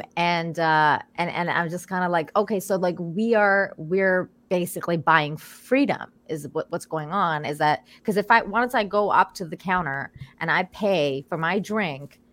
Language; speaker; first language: English; early bilingual, other home language; Persian